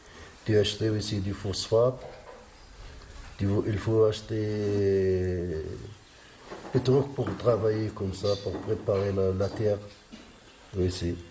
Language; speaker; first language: French; non-native, learner; Arabic